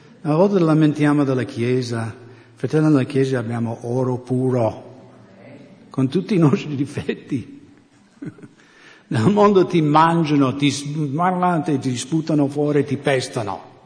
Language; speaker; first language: Italian; non-native, fluent; English